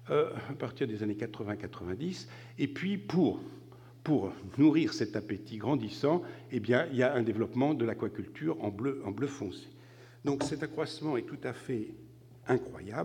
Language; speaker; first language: French; native; French